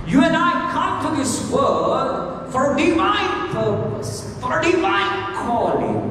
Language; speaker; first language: English; non-native, local second language; Sinhala